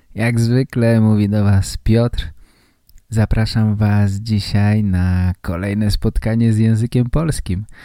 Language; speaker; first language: Polish; native; Polish